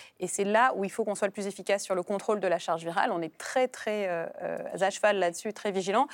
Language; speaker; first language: French; native; French